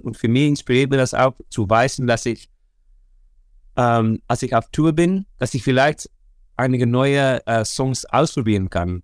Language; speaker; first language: German; non-native, learner; Dutch